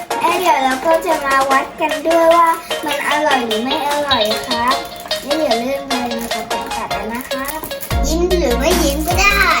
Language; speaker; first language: Thai; native; Thai